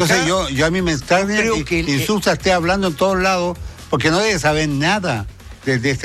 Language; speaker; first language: Spanish; native; Spanish